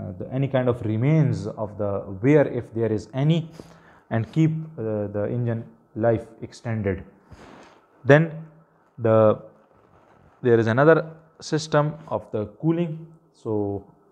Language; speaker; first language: English; non-native, local second language; Urdu